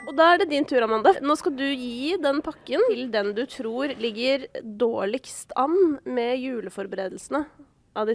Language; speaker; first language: Norwegian; native; Norwegian